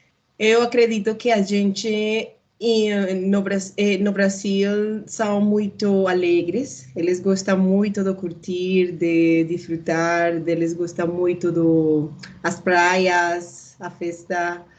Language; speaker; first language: Portuguese; non-native, learner; Spanish